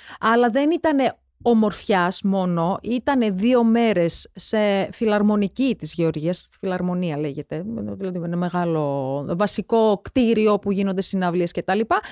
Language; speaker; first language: Greek; non-native, fluent; Georgian